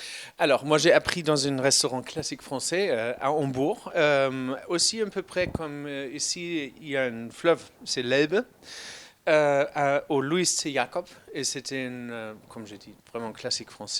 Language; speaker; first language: French; non-native, fluent; German